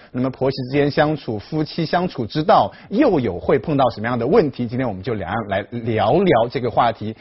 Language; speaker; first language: Chinese; native; Chinese